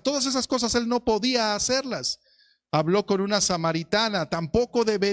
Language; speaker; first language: Spanish; native; Spanish